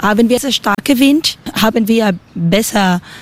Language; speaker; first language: German; non-native, learner; Spanish